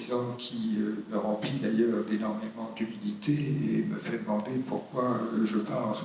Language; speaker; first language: French; native; French